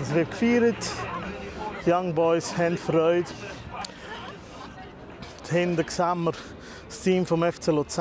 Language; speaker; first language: German; native; German